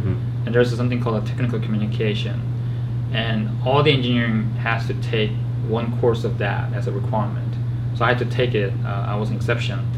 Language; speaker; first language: English; non-native, fluent; Korean